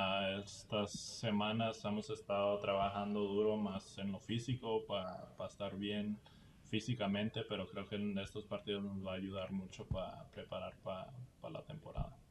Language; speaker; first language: Spanish; early bilingual, heritage; Spanish